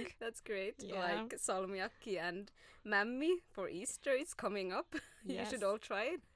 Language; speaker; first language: English; non-native, fluent; Finnish